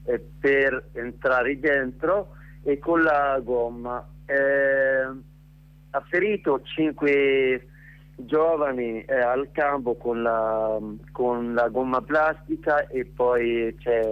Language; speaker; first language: Italian; non-native, learner; Arabic